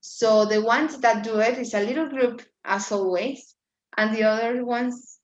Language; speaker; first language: English; non-native, fluent; Spanish